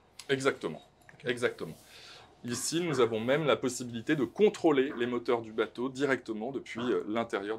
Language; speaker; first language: French; native; French